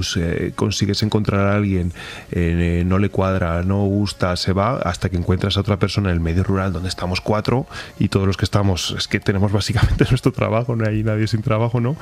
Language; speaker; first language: Spanish; native; Spanish